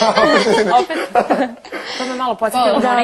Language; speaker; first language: Serbian; native; Serbian